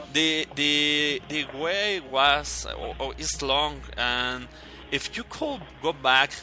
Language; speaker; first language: English; non-native, learner; Spanish